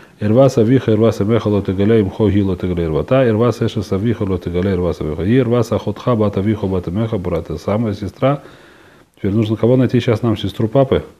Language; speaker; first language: Russian; early bilingual, heritage; Russian